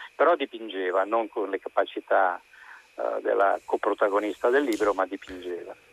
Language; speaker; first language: Italian; native; Italian